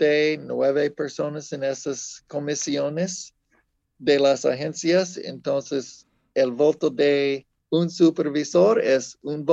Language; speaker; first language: Spanish; non-native, fluent; English